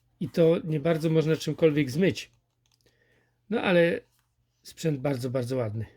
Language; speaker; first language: Polish; native; Polish